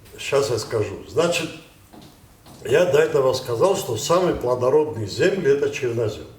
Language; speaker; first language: Russian; non-native, local second language; Ossetic